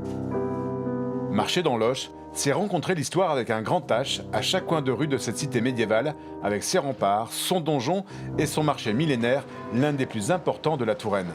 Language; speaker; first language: French; native; French